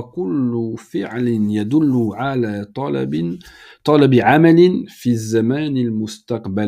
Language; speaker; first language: Arabic; non-native, fluent; French